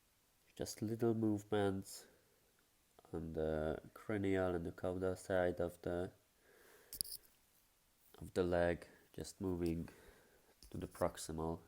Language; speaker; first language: English; non-native, fluent; Hungarian